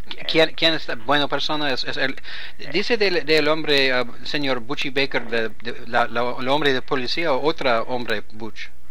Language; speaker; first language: Spanish; non-native, learner; English